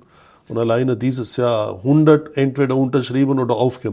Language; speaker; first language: German; non-native, fluent; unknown